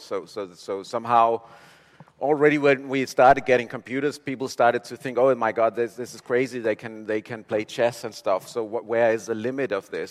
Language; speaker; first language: English; non-native, fluent; Danish